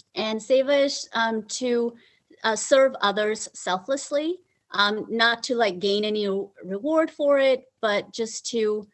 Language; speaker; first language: English; early bilingual, other home language; Punjabi